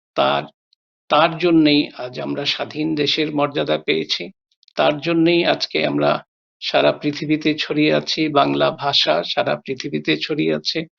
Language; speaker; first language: Bangla; native; Bangla